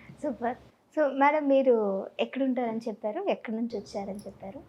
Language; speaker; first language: Telugu; native; Telugu